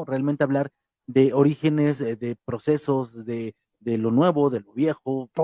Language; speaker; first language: Spanish; native; Spanish